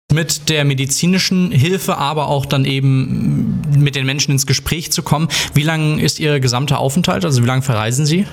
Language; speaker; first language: German; native; German